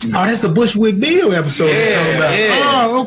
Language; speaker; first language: English; native; English